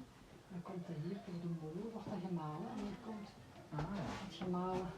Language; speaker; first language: Dutch; non-native, local second language; French